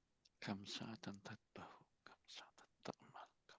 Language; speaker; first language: Arabic; non-native, learner; Indonesian